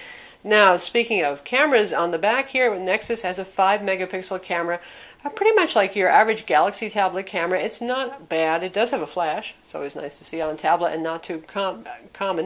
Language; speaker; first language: English; native; English